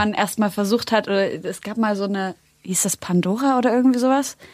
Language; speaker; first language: German; native; German